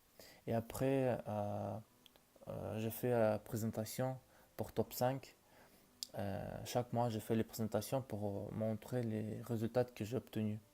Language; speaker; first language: French; non-native, learner; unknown